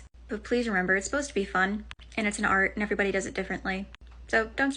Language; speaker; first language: English; native; English